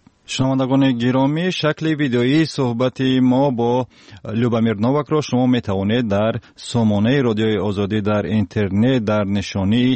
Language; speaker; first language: Tajik; native; Tajik